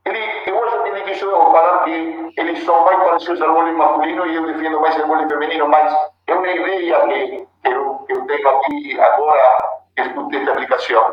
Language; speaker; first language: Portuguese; non-native, fluent; Spanish